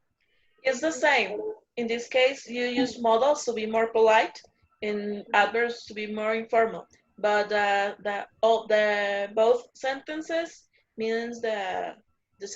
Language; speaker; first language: English; non-native, learner; Spanish